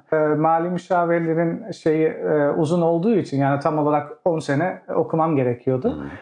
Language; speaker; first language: Turkish; early bilingual, heritage; Turkish